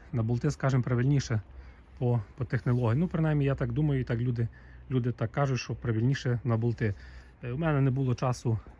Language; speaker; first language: Ukrainian; native; Ukrainian